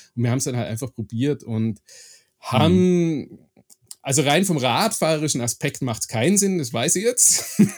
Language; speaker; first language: German; native; German